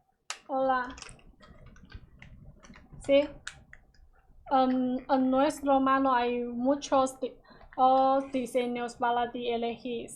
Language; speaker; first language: Spanish; non-native, learner; Chinese